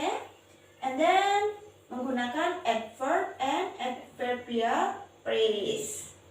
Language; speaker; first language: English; non-native, learner; Indonesian